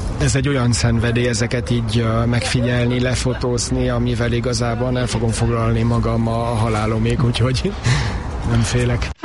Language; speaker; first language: Hungarian; early bilingual, heritage; Hungarian